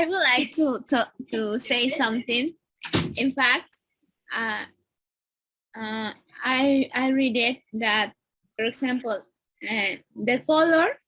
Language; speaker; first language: English; non-native, learner; Spanish